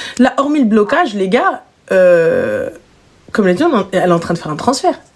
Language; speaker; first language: French; native; French